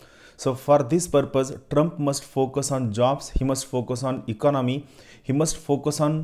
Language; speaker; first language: English; non-native, local second language; Marathi